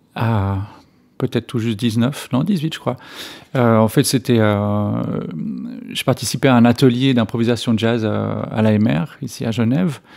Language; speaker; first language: French; native; French